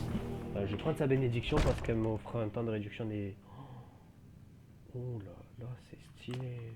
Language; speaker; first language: French; native; French